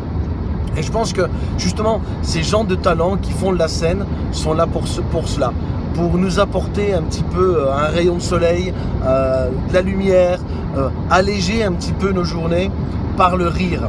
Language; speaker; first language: French; native; French